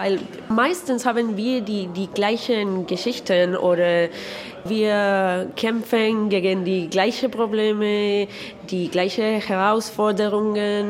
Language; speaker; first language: German; non-native, learner; Spanish